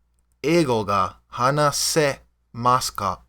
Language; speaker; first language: Japanese; non-native, learner; English